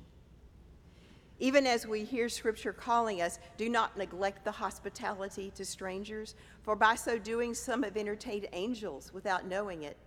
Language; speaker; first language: English; native; English